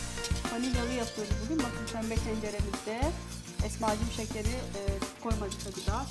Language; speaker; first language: Turkish; native; Turkish